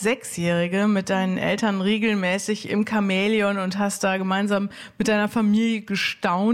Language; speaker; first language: German; native; German